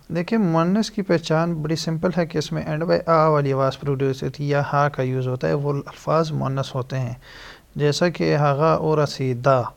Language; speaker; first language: Urdu; non-native, local second language; Pashto